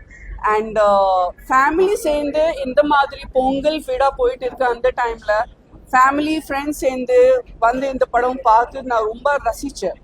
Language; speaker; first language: Tamil; non-native, fluent; Gujarati